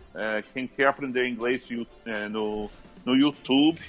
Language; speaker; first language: Portuguese; non-native, fluent; English